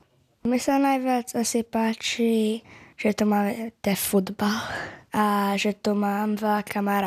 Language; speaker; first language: Slovak; early bilingual, heritage; Slovak